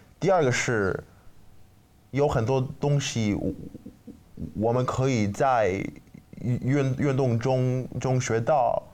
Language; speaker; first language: Chinese; non-native, learner; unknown